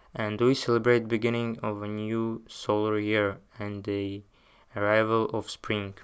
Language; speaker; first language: English; non-native, fluent; Uzbek